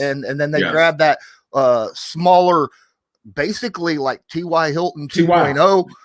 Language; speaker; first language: English; native; English